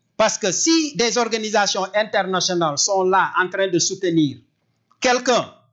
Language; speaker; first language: French; non-native, local second language; Wolof